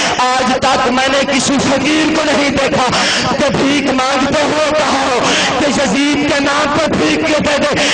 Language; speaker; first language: Urdu; non-native, local second language; Saraiki